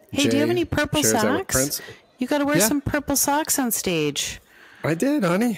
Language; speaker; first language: English; native; English